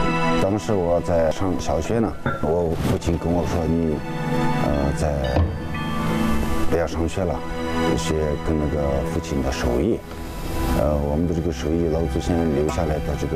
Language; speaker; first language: Chinese; non-native, local second language; Tibetan